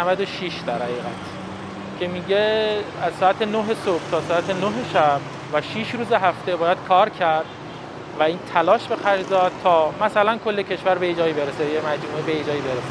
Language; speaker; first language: Persian; native; Persian